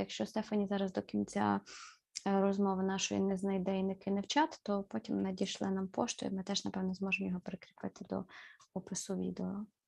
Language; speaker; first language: Ukrainian; native; Ukrainian